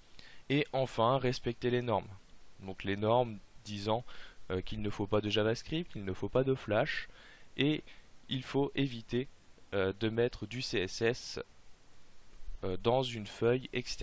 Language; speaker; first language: French; native; French